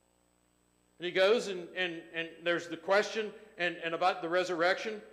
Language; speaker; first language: English; native; English